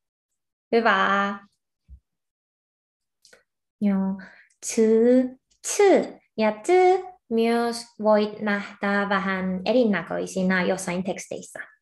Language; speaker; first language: Finnish; non-native, fluent; Korean